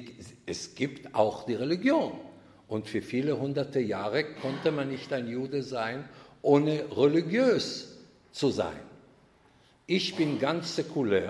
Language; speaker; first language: German; non-native, fluent; Hebrew